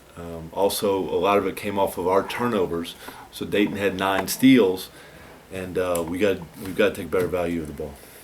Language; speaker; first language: English; native; English